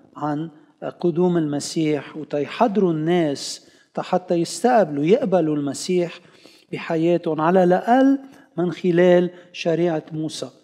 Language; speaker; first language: Arabic; non-native, local second language; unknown